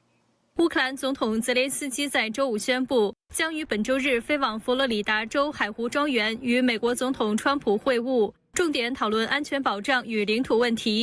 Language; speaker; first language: Chinese; native; Chinese